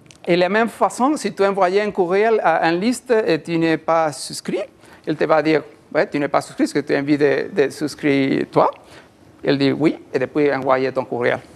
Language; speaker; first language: French; non-native, learner; Spanish